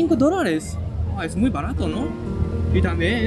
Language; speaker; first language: Spanish; non-native, learner; Japanese